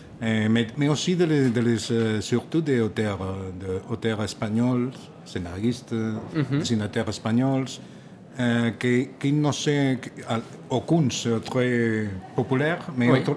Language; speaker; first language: French; non-native, learner; Catalan